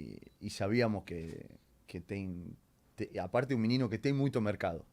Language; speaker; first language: Portuguese; non-native, learner; Spanish